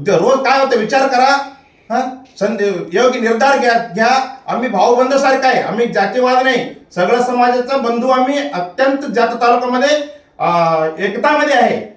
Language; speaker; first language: Marathi; non-native, local second language; Kannada